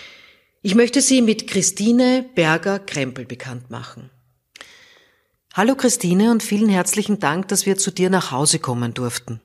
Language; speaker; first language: German; native; German